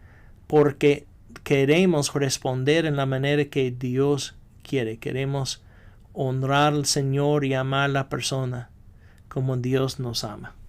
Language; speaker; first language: Spanish; non-native, fluent; English